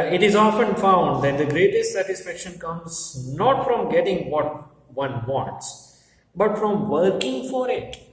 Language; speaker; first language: English; non-native, local second language; Gujarati